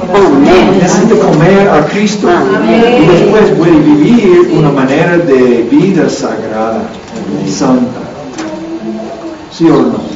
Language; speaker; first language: Spanish; non-native, learner; English